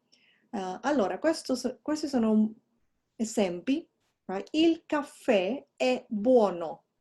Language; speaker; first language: Italian; non-native, fluent; English